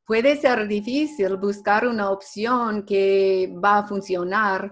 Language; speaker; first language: Spanish; non-native, fluent; English